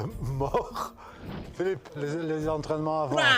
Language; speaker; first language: French; non-native, local second language; Dutch